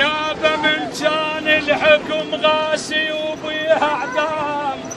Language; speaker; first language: Arabic; native; Arabic